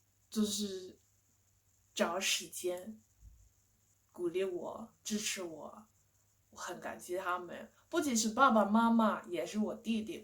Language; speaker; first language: Chinese; non-native, fluent; English